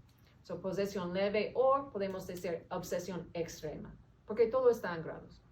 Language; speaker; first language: Spanish; non-native, learner; English